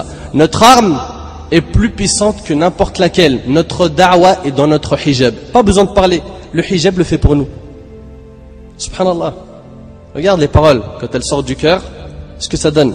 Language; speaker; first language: French; native; French